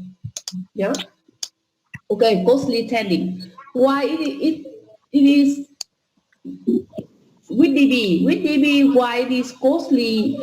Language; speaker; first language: English; non-native, fluent; Vietnamese